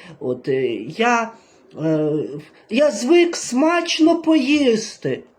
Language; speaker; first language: Ukrainian; native; Ukrainian